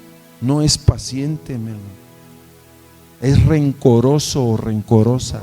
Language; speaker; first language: Spanish; native; Spanish